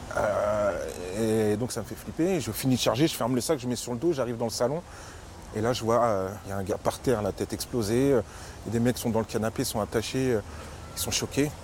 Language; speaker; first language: French; native; French